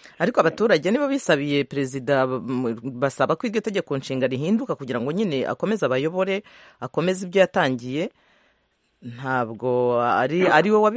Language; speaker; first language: Kinyarwanda; native; Kinyarwanda